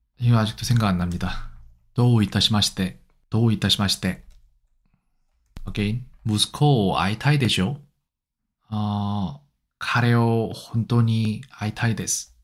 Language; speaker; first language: Japanese; non-native, learner; Korean